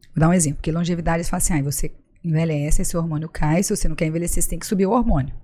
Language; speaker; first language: Portuguese; native; Portuguese